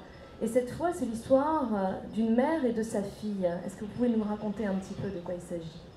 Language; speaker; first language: French; native; French